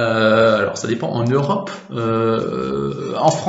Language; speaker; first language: French; native; French